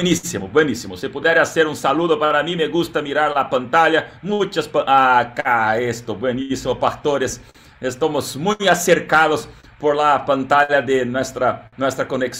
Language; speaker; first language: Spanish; non-native, learner; Portuguese